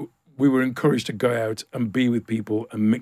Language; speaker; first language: English; native; English